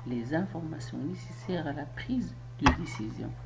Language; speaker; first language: French; non-native, local second language; Arabic